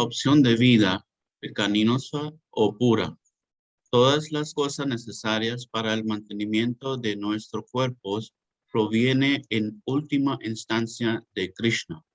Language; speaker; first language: Spanish; non-native, learner; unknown